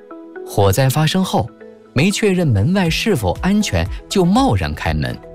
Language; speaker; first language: Chinese; native; Chinese